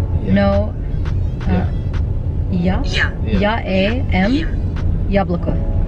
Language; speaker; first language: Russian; non-native, learner; English